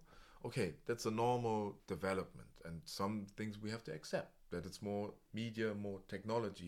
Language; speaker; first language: English; non-native, fluent; German